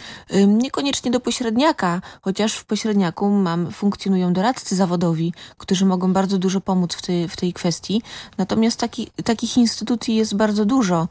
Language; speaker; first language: Polish; native; Polish